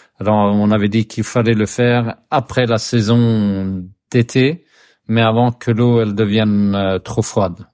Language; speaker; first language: French; non-native, fluent; Swedish